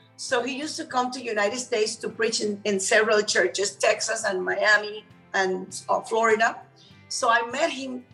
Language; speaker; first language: English; non-native, fluent; Spanish